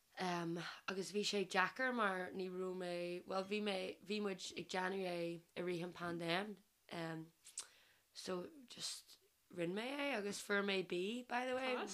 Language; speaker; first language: Irish; non-native, local second language; English